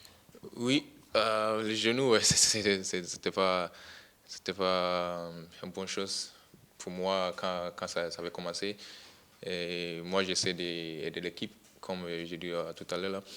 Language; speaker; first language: French; non-native, fluent; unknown